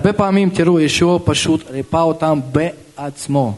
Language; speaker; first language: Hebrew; non-native, local second language; Russian